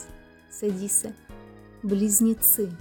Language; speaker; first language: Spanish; non-native, fluent; Russian